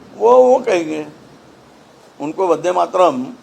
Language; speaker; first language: Hindi; non-native, local second language; Marathi